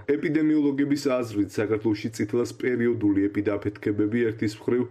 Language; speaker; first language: Georgian; native; Georgian